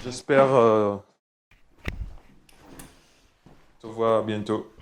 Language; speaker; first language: French; non-native, fluent; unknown